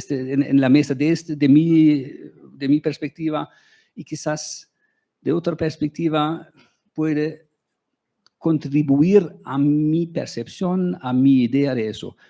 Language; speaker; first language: Spanish; non-native, fluent; German